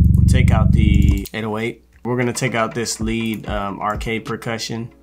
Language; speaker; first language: English; native; English